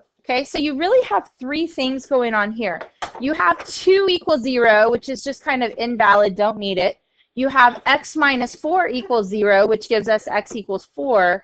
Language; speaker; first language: English; native; English